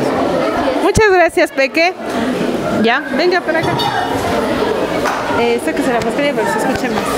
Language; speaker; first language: Spanish; native; Spanish